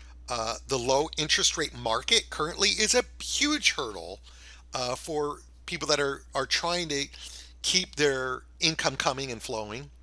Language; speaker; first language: English; native; English